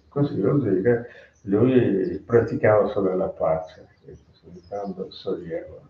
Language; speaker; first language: Italian; non-native, fluent; Tamil